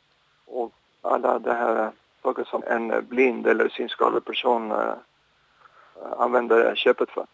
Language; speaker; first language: Swedish; non-native, fluent; Spanish